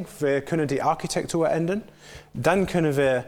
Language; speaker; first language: German; non-native, fluent; English